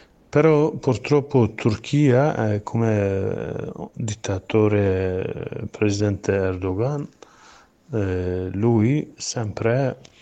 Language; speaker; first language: Italian; non-native, learner; Kurdish